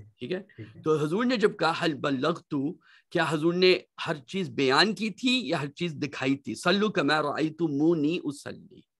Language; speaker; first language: Urdu; native; Urdu